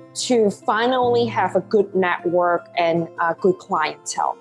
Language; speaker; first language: English; non-native, local second language; Cantonese